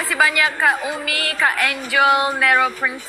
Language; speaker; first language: Indonesian; non-native, learner; Turkish